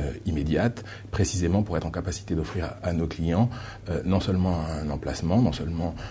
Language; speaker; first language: French; native; French